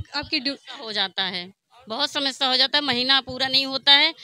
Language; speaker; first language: Hindi; native; Hindi